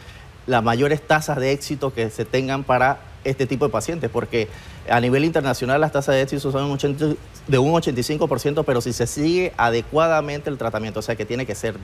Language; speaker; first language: Spanish; native; Spanish